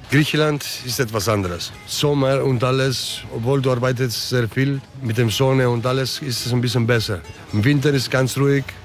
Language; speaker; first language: German; early bilingual, other home language; Greek